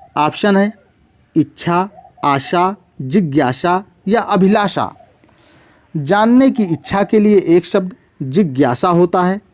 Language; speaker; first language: Hindi; native; Hindi